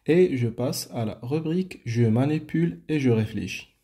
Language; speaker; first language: French; non-native, local second language; Arabic